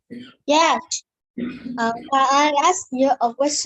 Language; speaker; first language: English; non-native, learner; Vietnamese